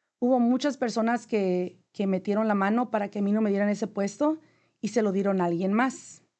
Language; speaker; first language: Spanish; native; Spanish